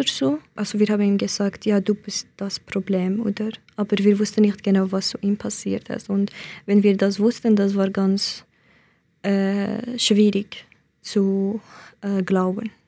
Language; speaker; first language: German; non-native, learner; Central Kurdish